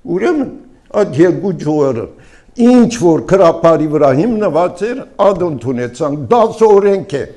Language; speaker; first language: Armenian; early bilingual, heritage; Armenian